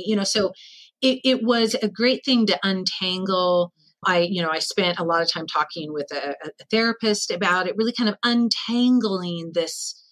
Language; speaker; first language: English; native; English